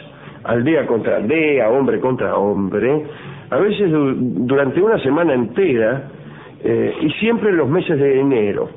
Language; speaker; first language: Spanish; native; Spanish